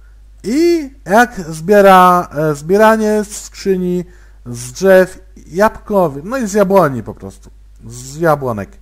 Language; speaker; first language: Polish; native; Polish